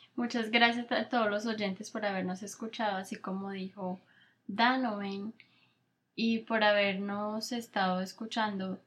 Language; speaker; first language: Spanish; native; Spanish